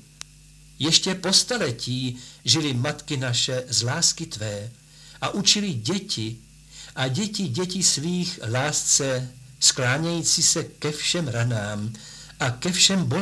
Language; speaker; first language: Czech; native; Czech